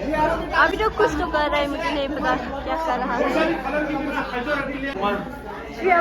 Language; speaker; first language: Hindi; non-native, local second language; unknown